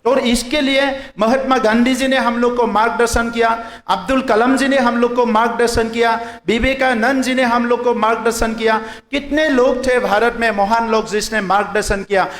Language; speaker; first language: Hindi; non-native, local second language; Assamese